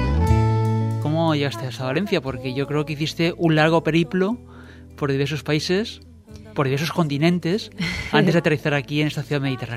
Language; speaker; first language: Spanish; native; Spanish